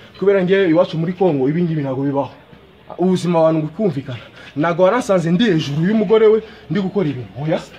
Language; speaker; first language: Kinyarwanda; non-native, fluent; Swahili